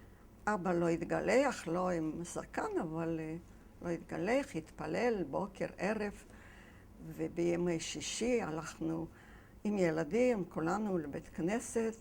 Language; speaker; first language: Hebrew; non-native, fluent; Yiddish